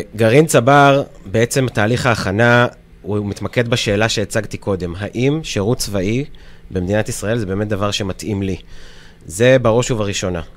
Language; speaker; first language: Hebrew; native; Hebrew